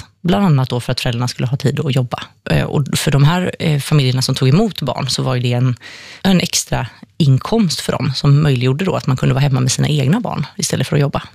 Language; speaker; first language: Swedish; native; Swedish